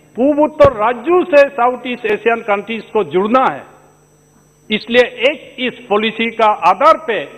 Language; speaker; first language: Hindi; non-native, local second language; Adi